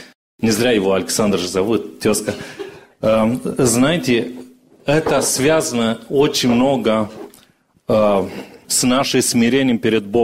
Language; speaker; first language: Russian; early bilingual, other home language; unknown